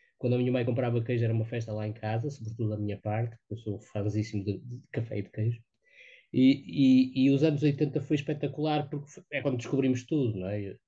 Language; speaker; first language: Portuguese; native; Portuguese